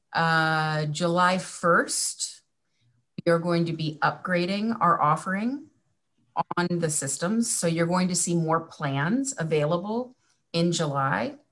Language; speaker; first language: English; native; English